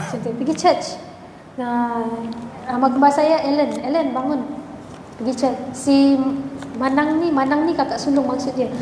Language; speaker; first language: Malay; native; Malay